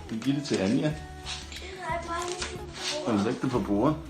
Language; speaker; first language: Danish; non-native, learner; Thai